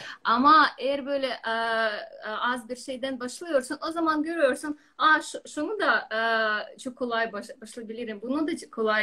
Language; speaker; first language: Turkish; non-native, learner; Russian